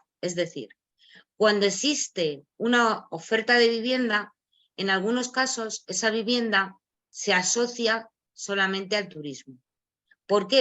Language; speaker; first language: Spanish; native; Spanish